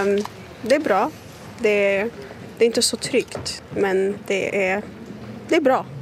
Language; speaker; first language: Swedish; early bilingual, other home language; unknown